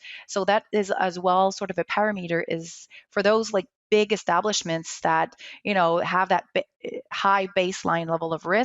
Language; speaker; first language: English; non-native, local second language; French